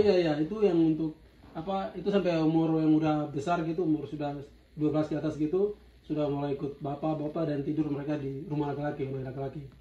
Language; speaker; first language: Indonesian; non-native, local second language; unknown